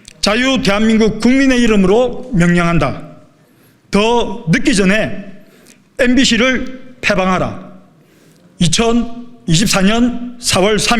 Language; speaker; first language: Korean; native; Korean